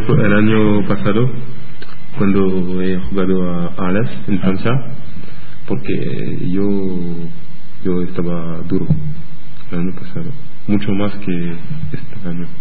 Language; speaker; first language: Spanish; non-native, learner; French